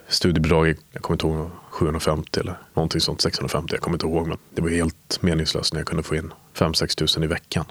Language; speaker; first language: Swedish; native; Swedish